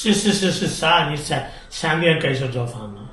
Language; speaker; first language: Chinese; non-native, fluent; Telugu